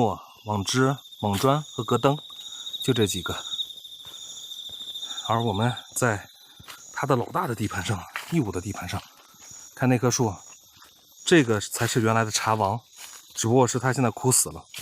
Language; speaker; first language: Chinese; native; Chinese